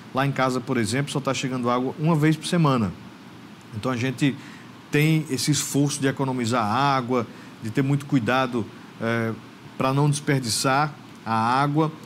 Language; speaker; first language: Portuguese; native; Portuguese